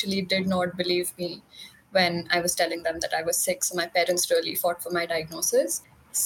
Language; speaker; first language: English; non-native, local second language; Hindi